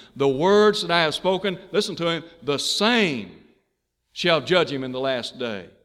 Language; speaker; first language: English; native; English